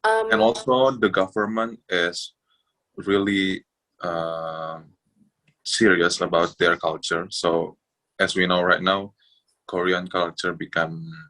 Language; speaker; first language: English; non-native, fluent; Indonesian